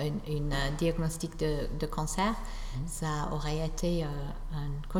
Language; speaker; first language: French; non-native, fluent; English